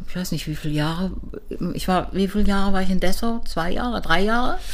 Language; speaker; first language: German; native; German